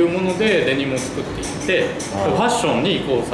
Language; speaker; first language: Japanese; native; Japanese